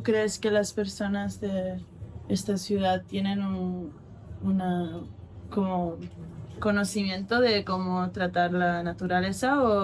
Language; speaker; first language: Spanish; non-native, fluent; English